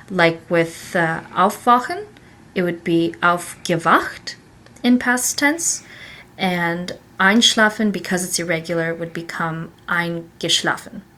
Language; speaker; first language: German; non-native, learner; English